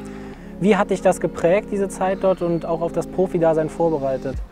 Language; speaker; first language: German; native; German